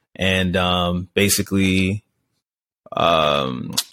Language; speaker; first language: English; native; English